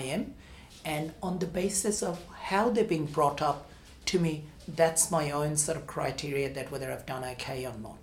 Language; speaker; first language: English; non-native, local second language; Bangla